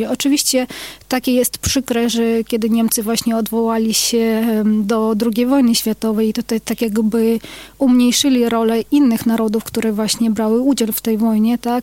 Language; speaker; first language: Polish; non-native, fluent; Ukrainian